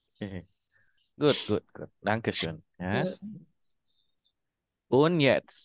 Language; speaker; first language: German; non-native, fluent; Indonesian